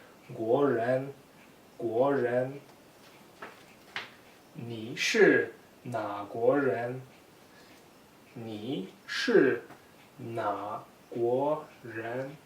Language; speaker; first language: Chinese; non-native, fluent; English